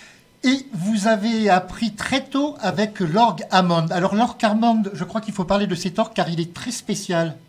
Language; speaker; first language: French; native; French